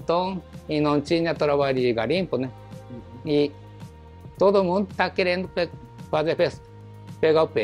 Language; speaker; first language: Portuguese; non-native, learner; Japanese